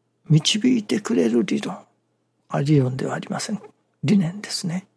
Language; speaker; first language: Japanese; native; Japanese